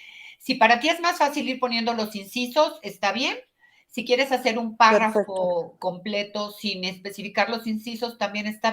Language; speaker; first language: Spanish; native; Spanish